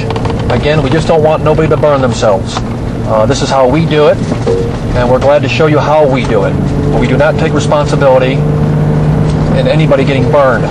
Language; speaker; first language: English; native; English